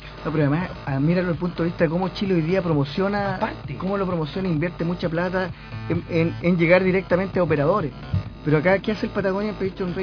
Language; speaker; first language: Spanish; native; Spanish